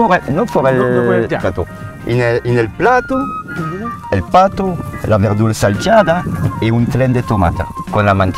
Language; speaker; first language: Spanish; non-native, learner; French